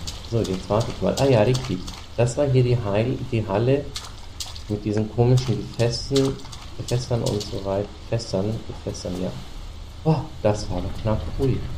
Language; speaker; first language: German; native; German